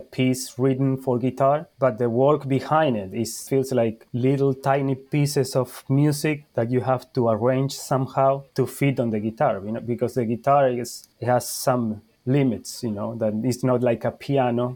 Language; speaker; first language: English; non-native, fluent; Spanish